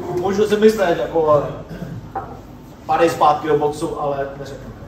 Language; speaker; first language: Czech; native; Czech